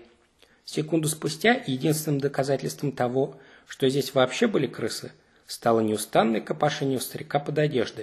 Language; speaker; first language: Russian; native; Russian